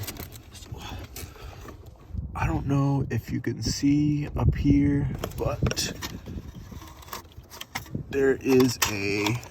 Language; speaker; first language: English; native; English